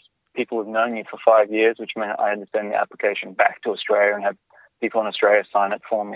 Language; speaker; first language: English; native; English